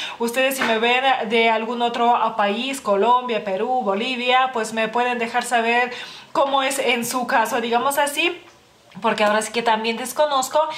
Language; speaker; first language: Spanish; non-native, fluent; Lithuanian